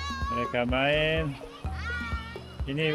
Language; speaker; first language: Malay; non-native, learner; French